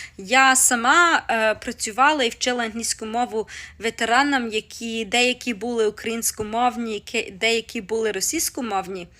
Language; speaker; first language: Ukrainian; early bilingual, heritage; Ukrainian